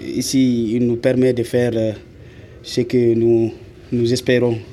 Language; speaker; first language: French; non-native, local second language; Fula